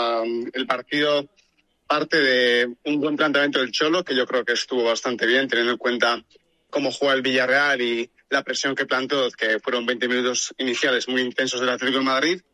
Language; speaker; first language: Spanish; native; Spanish